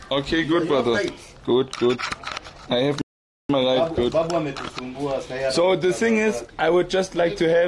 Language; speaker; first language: English; non-native, learner; German